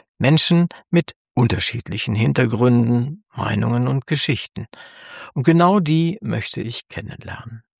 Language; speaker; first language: German; native; German